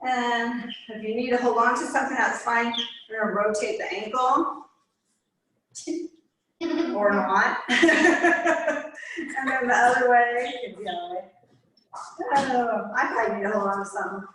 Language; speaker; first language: English; native; English